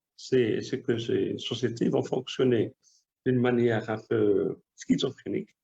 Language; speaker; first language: French; non-native, local second language; Arabic